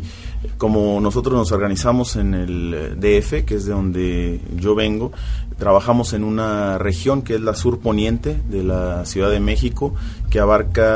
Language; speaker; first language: Spanish; native; Spanish